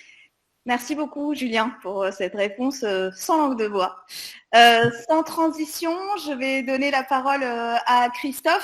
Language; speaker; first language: French; native; French